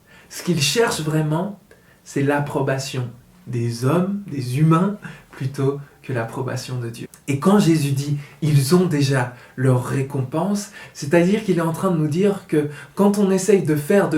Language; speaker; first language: French; native; French